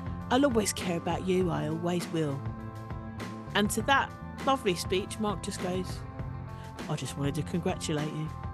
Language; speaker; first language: English; native; English